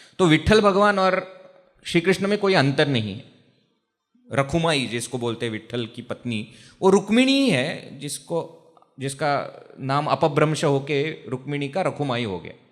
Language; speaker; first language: Hindi; non-native, local second language; Marathi